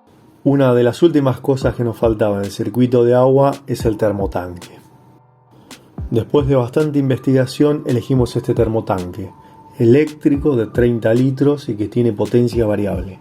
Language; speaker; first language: Spanish; native; Spanish